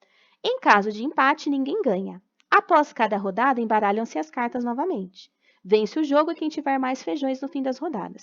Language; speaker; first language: Portuguese; native; Portuguese